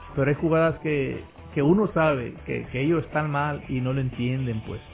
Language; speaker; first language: Spanish; native; Spanish